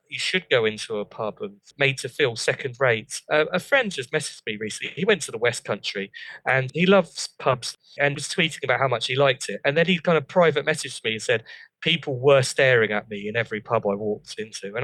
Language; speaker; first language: English; native; English